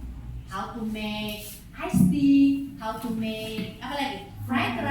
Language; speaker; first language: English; non-native, learner; Indonesian